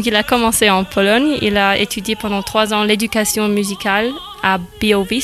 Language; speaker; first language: French; non-native, fluent; German